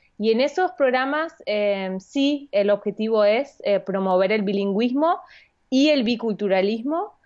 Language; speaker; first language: Spanish; early bilingual, heritage; Spanish